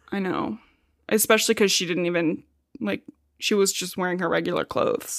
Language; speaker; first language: English; native; English